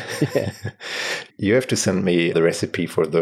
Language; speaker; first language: English; non-native, fluent; German